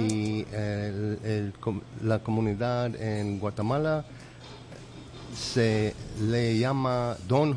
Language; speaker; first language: Spanish; non-native, learner; English